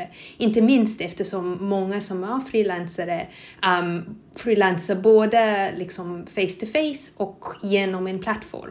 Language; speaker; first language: Swedish; non-native, fluent; English